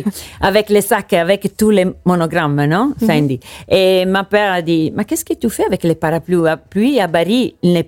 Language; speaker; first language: French; non-native, learner; Italian